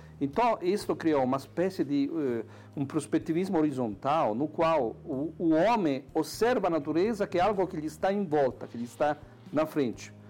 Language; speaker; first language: Portuguese; non-native, fluent; Italian